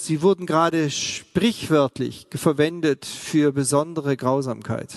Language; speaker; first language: German; native; German